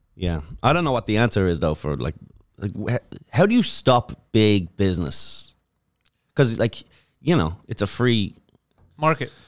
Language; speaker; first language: English; native; English